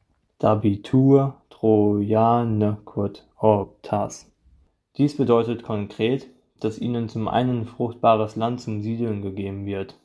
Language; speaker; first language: German; native; German